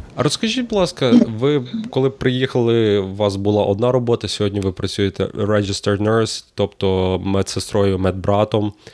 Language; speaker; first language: Ukrainian; native; Ukrainian